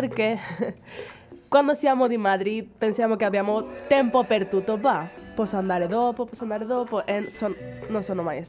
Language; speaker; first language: Italian; non-native, fluent; Spanish